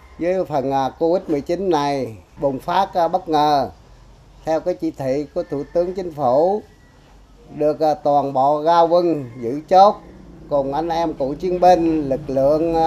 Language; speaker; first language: Vietnamese; non-native, local second language; Eastern Cham